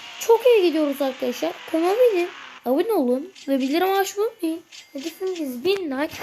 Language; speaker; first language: Turkish; native; Turkish